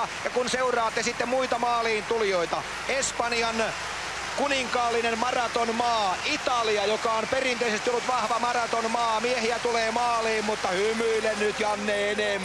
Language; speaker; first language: Finnish; native; Finnish